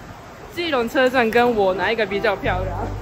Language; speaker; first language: Chinese; non-native, learner; Japanese